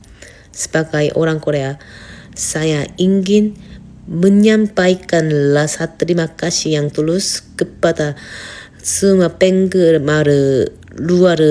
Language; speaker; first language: Indonesian; non-native, fluent; Korean